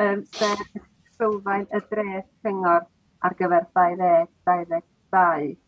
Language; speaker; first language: Welsh; native; Welsh